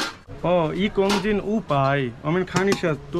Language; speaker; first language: Chinese; non-native, learner; Bangla